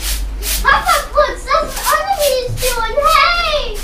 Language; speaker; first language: German; native; German